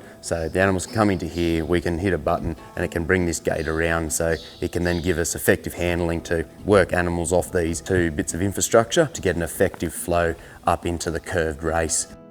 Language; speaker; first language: English; native; English